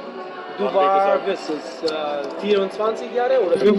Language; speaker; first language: German; non-native, learner; English